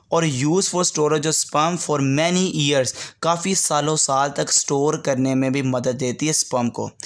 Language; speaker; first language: Hindi; native; Hindi